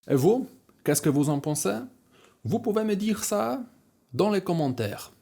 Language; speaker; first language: French; non-native, fluent; Polish